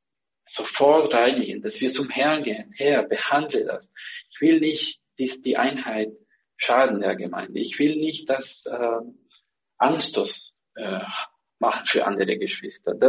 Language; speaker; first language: German; non-native, fluent; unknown